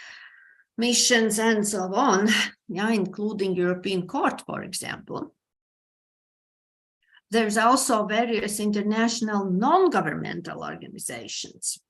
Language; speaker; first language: English; non-native, fluent; Latvian